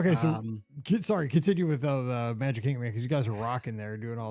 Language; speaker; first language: English; native; English